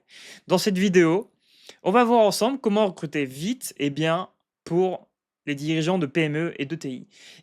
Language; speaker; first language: French; native; French